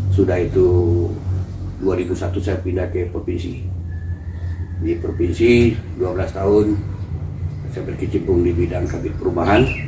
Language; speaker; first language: Indonesian; non-native, local second language; Minangkabau